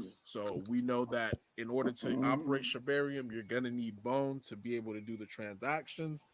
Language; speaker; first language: English; native; English